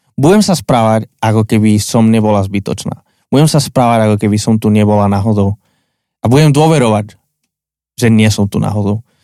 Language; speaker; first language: Slovak; non-native, fluent; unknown